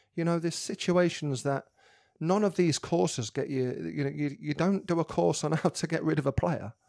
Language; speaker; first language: English; native; English